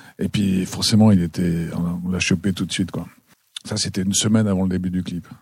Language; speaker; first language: French; native; French